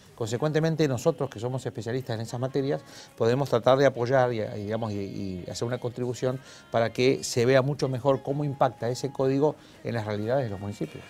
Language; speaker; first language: Spanish; native; Spanish